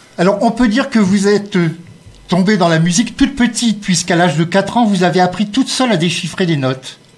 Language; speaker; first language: French; native; French